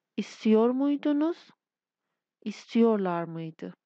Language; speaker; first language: Turkish; non-native, fluent; Persian